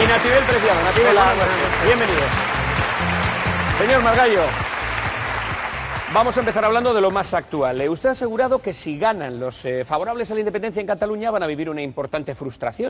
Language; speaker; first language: Spanish; native; Spanish